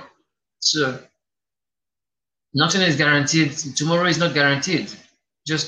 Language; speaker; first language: English; non-native, local second language; Igbo